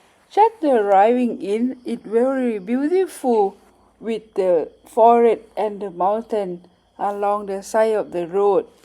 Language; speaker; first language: English; non-native, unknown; Thai